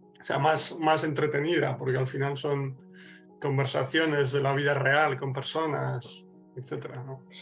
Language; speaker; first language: Spanish; native; Spanish